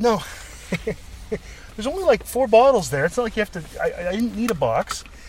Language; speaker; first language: English; native; English